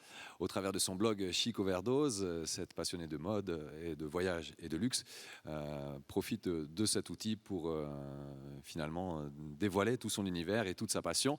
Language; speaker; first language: French; native; French